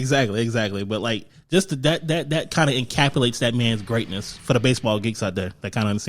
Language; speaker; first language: English; native; English